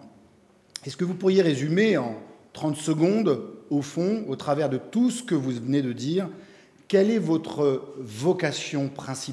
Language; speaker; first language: French; native; French